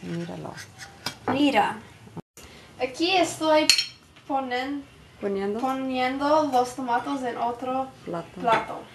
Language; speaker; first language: Spanish; non-native, learner; English